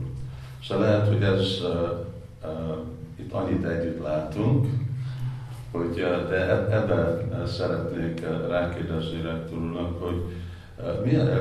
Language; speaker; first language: Hungarian; non-native, fluent; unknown